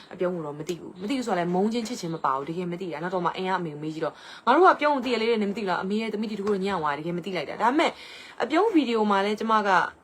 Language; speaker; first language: Burmese; native; Burmese